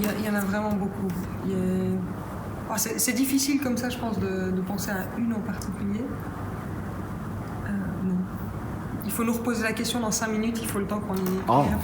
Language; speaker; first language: French; native; French